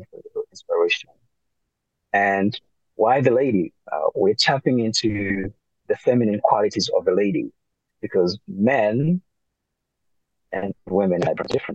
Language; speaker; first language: English; non-native, local second language; Tumbuka